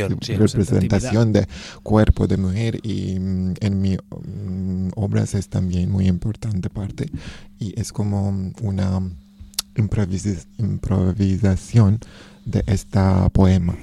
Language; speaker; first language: Spanish; non-native, learner; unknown